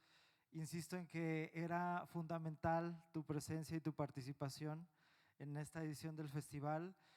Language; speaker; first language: Spanish; native; Spanish